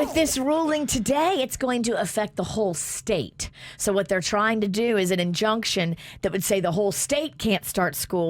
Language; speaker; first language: English; native; English